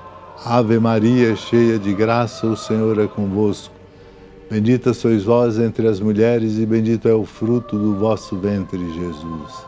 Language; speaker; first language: Portuguese; native; Portuguese